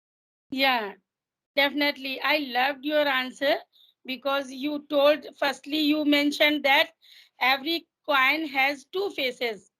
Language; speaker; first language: English; non-native, fluent; Hindi